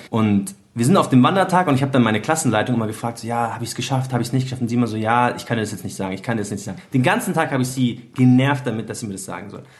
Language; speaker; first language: German; early bilingual, other home language; Arabic